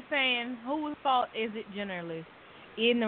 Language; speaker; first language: English; native; English